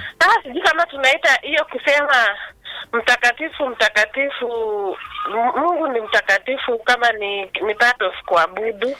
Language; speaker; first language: Swahili; non-native, local second language; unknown